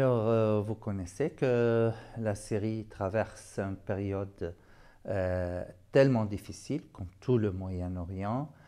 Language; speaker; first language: French; non-native, local second language; Arabic